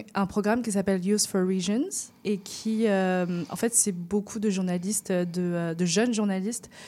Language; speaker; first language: French; native; French